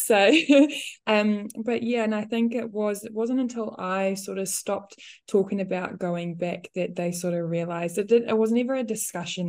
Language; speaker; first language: English; non-native, local second language; Afrikaans